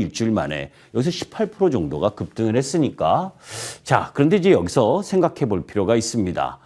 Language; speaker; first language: Korean; native; Korean